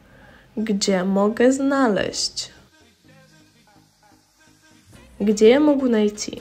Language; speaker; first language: Polish; non-native, fluent; Russian